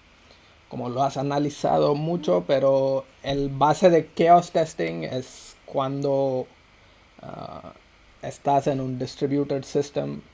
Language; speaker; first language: Spanish; non-native, fluent; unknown